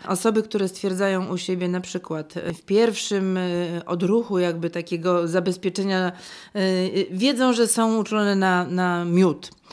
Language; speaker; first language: Polish; native; Polish